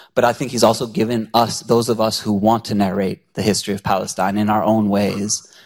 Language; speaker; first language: English; native; English